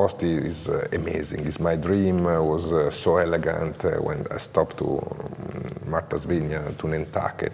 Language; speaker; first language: English; non-native, learner; Italian